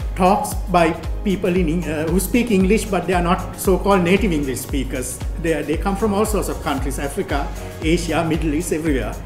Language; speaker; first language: English; non-native, local second language; Sinhala